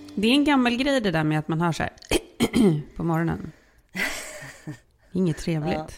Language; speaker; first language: Swedish; native; Swedish